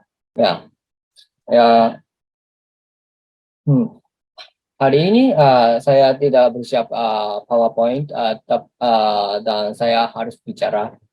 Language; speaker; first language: Indonesian; non-native, learner; Japanese